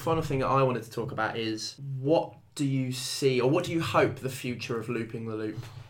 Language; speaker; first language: English; native; English